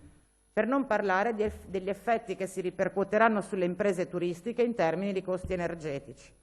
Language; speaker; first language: Italian; native; Italian